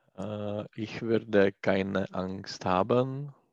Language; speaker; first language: German; non-native, learner; Czech